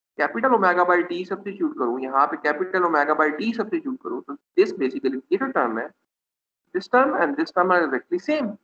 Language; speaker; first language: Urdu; non-native, local second language; Punjabi